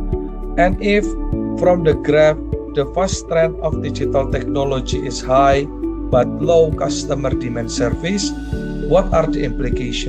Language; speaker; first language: English; non-native, learner; Indonesian